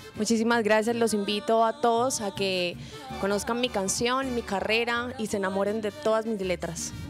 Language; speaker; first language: Spanish; native; Spanish